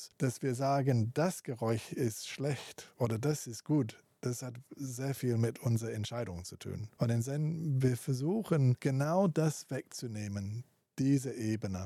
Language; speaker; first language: German; non-native, fluent; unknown